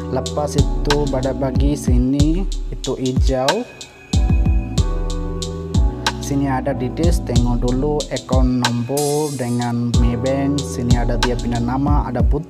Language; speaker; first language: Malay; non-native, learner; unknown